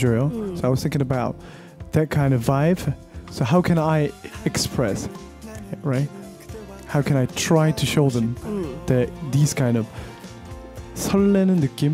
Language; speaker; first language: English; non-native, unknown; Korean